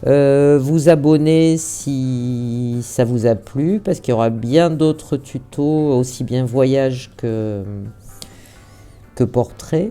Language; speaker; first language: French; native; French